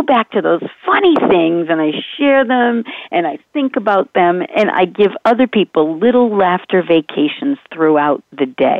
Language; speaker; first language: English; native; English